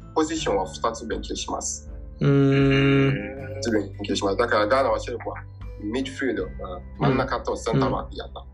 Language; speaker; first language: Japanese; non-native, learner; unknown